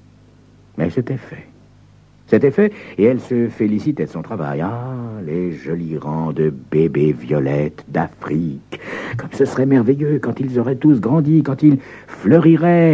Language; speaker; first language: French; native; French